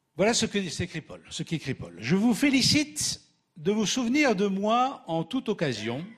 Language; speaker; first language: French; native; French